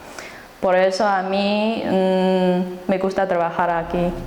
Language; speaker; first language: Spanish; non-native, fluent; Chinese